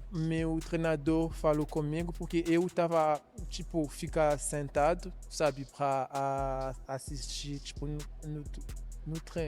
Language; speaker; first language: Portuguese; non-native, learner; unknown